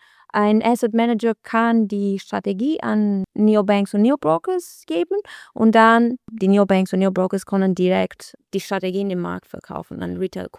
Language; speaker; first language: German; non-native, learner; Albanian